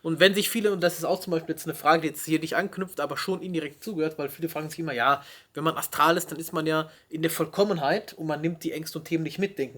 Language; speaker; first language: German; native; German